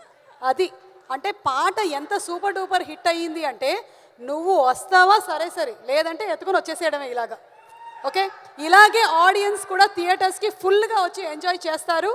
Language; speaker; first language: Telugu; native; Telugu